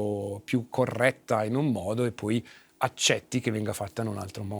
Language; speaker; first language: Italian; native; Italian